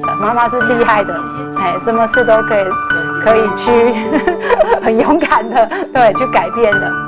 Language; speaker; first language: Chinese; native; Chinese